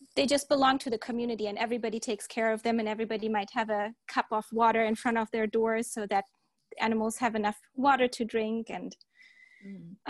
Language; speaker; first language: English; early bilingual, heritage; German